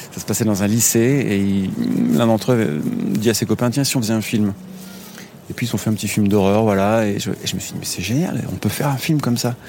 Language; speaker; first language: French; native; French